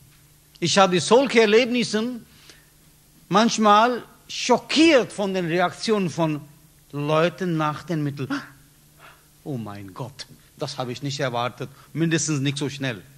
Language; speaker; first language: German; non-native, learner; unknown